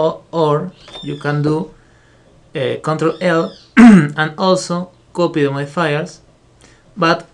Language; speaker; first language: English; non-native, fluent; Spanish